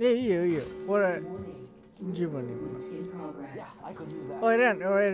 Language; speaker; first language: Japanese; non-native, learner; English